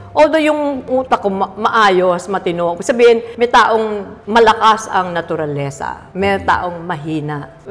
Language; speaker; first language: Filipino; native; Filipino